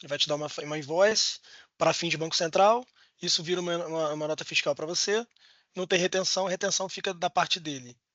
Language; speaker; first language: Portuguese; native; Portuguese